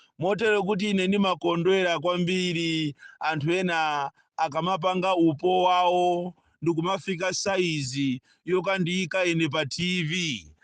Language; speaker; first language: Nyanja; non-native, local second language; Yao